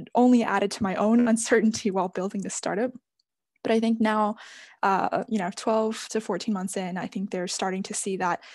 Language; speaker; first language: English; native; English